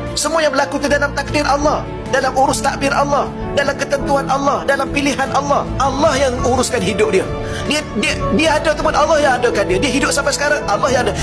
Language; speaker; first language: Malay; native; Malay